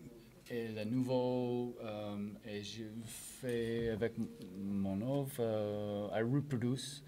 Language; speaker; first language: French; non-native, learner; English